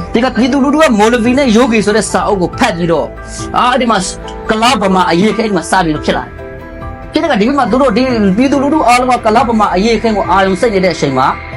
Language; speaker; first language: Burmese; non-native, local second language; Rohingya